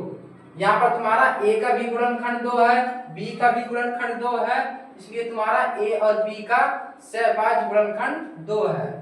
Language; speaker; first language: Hindi; native; Hindi